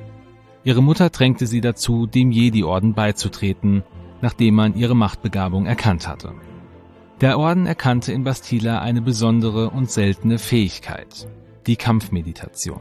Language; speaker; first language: German; native; German